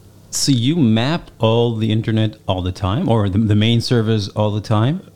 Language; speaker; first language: English; non-native, fluent; Hebrew